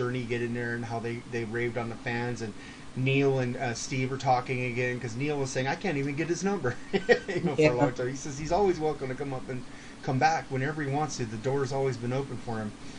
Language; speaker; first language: English; native; English